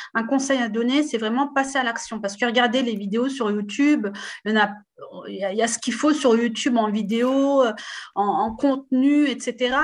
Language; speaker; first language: French; native; French